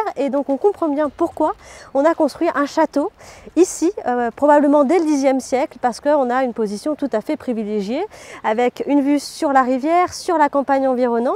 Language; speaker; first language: French; native; French